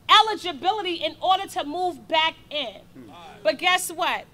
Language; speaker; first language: English; native; English